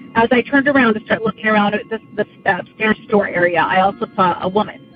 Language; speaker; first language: English; native; English